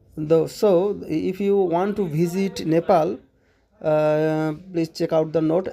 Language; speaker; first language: English; non-native, local second language; Bangla